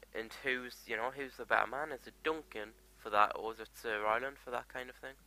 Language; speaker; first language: English; native; English